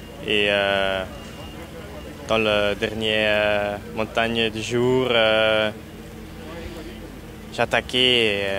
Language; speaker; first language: French; non-native, learner; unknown